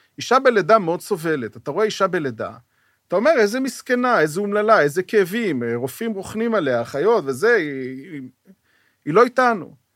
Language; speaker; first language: Hebrew; native; Hebrew